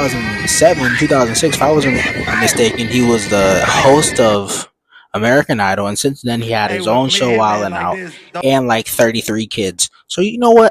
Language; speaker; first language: English; native; English